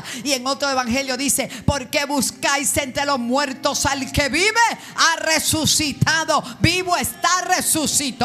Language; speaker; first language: Spanish; native; Spanish